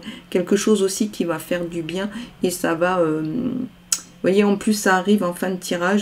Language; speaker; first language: French; native; French